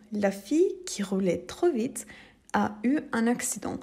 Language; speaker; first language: French; non-native, fluent; Turkish